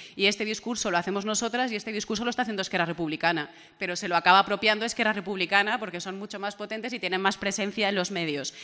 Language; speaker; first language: Spanish; native; Spanish